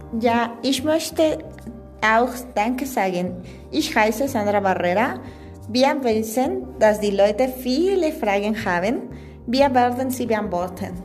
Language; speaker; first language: German; non-native, learner; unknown